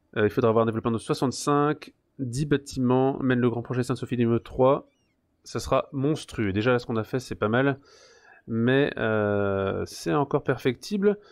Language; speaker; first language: French; native; French